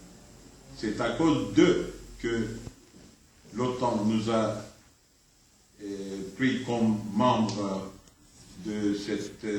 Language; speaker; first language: French; non-native, fluent; Turkish